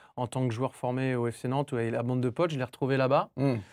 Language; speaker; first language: French; native; French